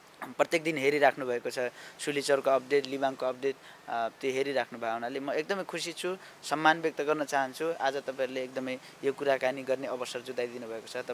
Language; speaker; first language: Nepali; non-native, local second language; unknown